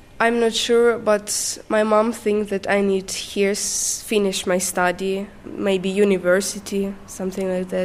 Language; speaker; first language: English; non-native, learner; Ukrainian